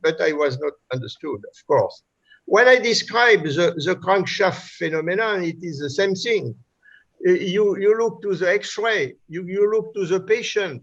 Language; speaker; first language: English; non-native, fluent; French